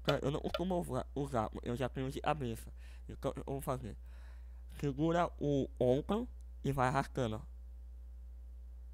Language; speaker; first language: Portuguese; native; Portuguese